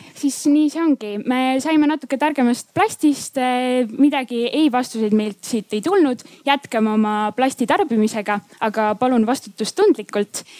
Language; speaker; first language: Estonian; native; Estonian